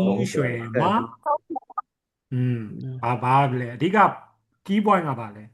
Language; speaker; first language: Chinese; non-native, fluent; Burmese